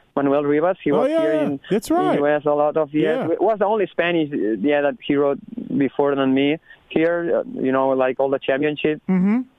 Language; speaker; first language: English; non-native, learner; Spanish